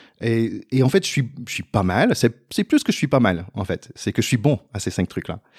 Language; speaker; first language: French; non-native, fluent; English